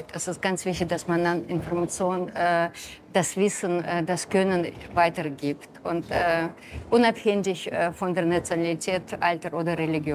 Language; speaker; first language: German; non-native, fluent; Russian